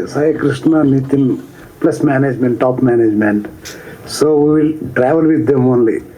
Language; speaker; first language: Telugu; native; Telugu